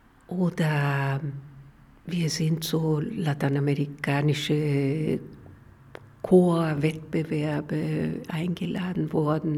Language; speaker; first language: German; non-native, fluent; Spanish